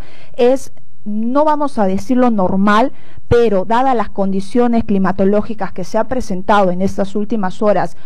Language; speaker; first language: Spanish; native; Spanish